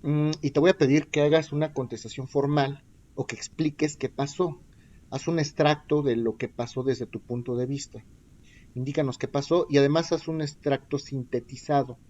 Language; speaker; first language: Spanish; native; Spanish